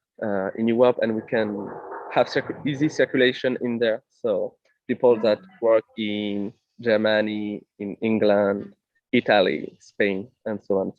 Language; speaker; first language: English; non-native, fluent; French